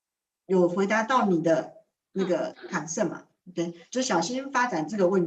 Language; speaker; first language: Chinese; native; Chinese